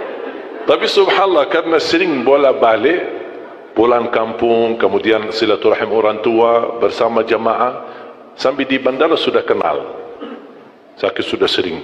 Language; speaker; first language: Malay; non-native, fluent; Arabic